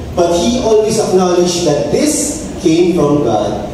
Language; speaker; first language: English; non-native, local second language; Filipino